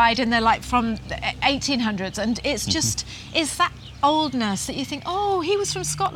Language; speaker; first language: English; native; English